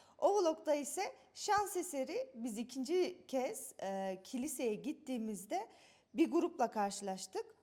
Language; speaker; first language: Turkish; native; Turkish